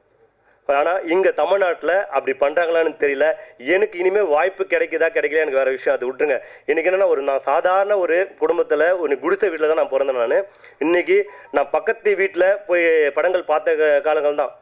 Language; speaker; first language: Tamil; native; Tamil